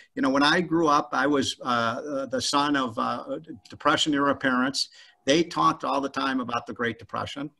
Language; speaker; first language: English; native; English